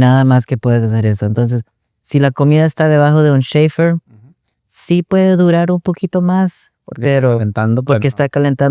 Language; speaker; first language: Spanish; early bilingual, other home language; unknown